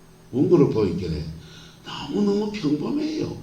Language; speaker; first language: Korean; native; Korean